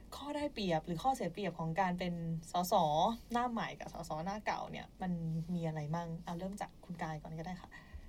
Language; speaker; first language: Thai; native; Thai